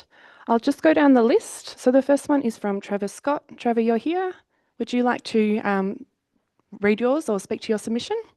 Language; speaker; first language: English; native; English